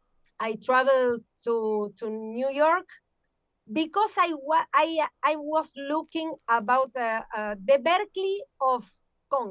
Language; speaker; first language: English; non-native, learner; Spanish